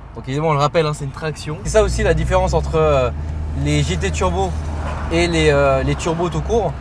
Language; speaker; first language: French; native; French